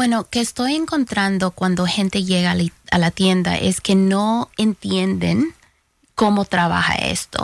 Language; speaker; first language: Spanish; early bilingual, heritage; Spanish